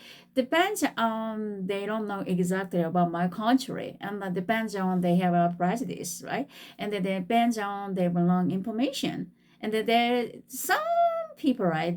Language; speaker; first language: English; non-native, fluent; Korean